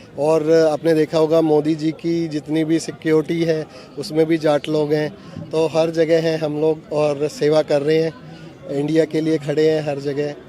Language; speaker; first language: Hindi; native; Hindi